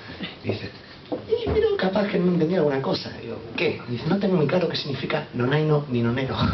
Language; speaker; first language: Spanish; native; Spanish